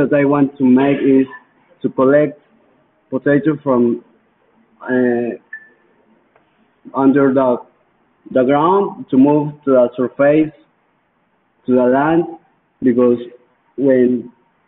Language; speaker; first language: English; non-native, learner; Spanish